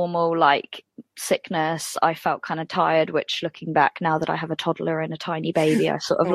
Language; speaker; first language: English; native; English